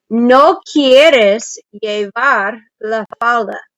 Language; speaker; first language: Spanish; non-native, fluent; English